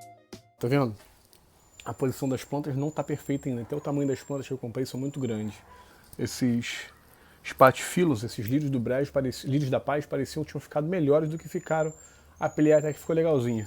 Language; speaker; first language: Portuguese; native; Portuguese